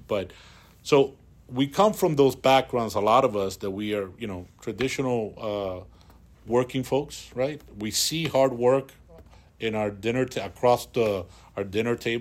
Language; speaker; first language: English; early bilingual, other home language; Spanish